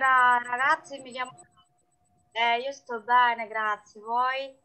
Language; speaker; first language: Italian; non-native, fluent; Indonesian